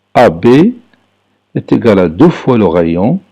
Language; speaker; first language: French; non-native, local second language; Arabic